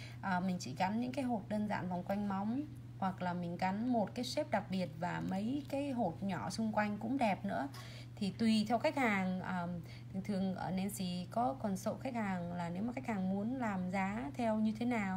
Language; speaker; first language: Vietnamese; native; Vietnamese